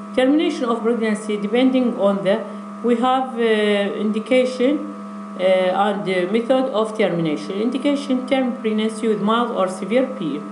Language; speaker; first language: English; non-native, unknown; Arabic